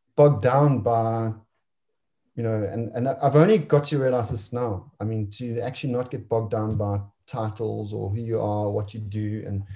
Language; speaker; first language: English; native; English